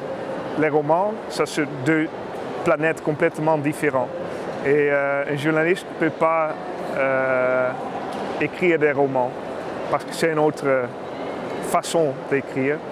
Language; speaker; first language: French; non-native, learner; Dutch